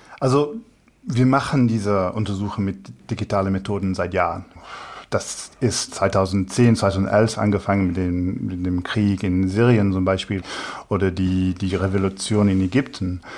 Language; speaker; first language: German; non-native, fluent; English